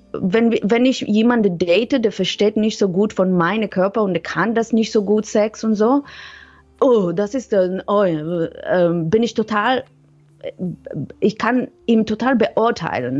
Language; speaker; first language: German; non-native, fluent; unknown